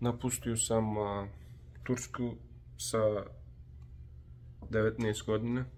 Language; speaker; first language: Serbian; non-native, learner; Turkish